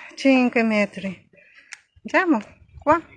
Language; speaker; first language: Italian; non-native, learner; Filipino